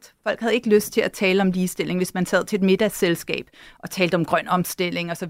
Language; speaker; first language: Danish; native; Danish